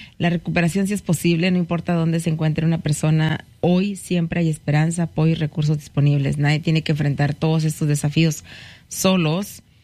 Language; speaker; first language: Spanish; native; Spanish